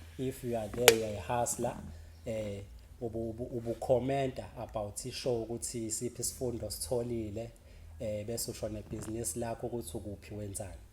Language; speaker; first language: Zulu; native; Zulu